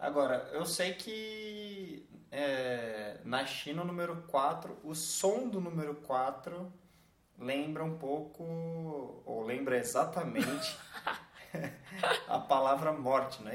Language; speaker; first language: Portuguese; native; Portuguese